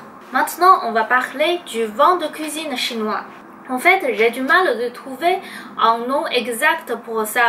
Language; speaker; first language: French; non-native, fluent; Chinese